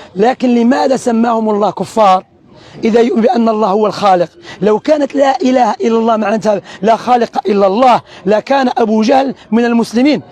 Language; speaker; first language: Arabic; native; Arabic